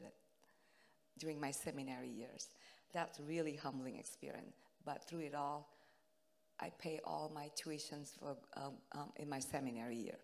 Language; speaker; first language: English; non-native, fluent; Indonesian